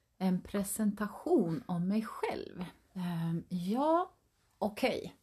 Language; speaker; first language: Swedish; early bilingual, other home language; Finnish